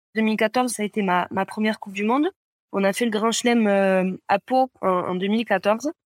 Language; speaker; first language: French; native; French